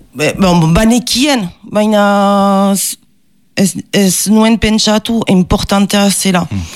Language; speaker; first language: Basque; non-native, local second language; French